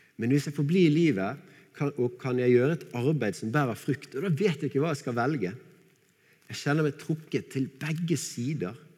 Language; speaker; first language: Norwegian; native; Norwegian